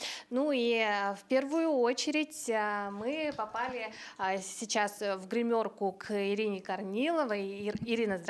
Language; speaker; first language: Russian; native; Russian